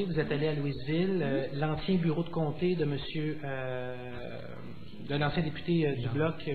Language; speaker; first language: French; native; French